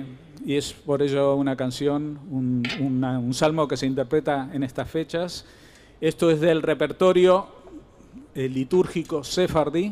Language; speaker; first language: Spanish; native; Spanish